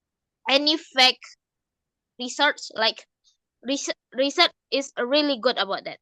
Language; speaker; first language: English; non-native, learner; Indonesian